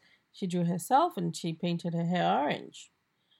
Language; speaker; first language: English; non-native, local second language; Akan